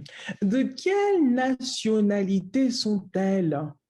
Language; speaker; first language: French; non-native, learner; English